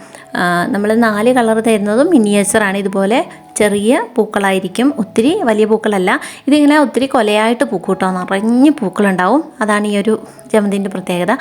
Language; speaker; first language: Malayalam; native; Malayalam